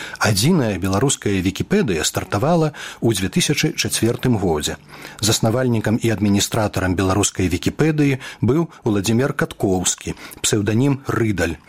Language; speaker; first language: Belarusian; native; Belarusian